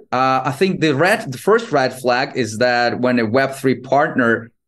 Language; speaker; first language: English; non-native, fluent; Ukrainian